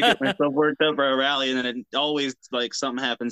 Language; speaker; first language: English; native; English